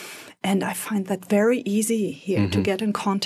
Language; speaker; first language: English; non-native, fluent; German